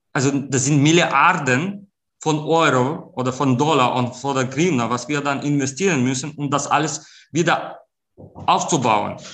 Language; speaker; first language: German; non-native, fluent; Ukrainian